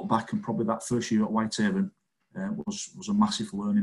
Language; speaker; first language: English; native; English